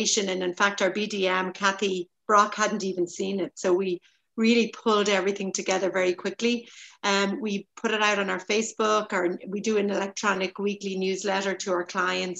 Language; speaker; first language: English; native; English